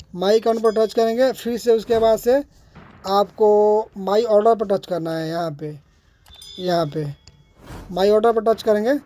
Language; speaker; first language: Hindi; native; Hindi